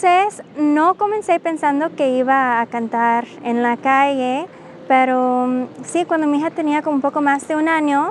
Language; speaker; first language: Spanish; non-native, fluent; English